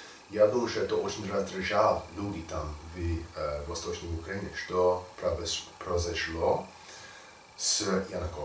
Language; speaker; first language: Russian; non-native, learner; English